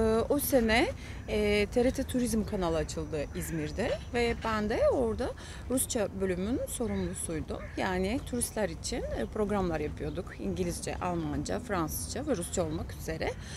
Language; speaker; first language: Turkish; non-native, fluent; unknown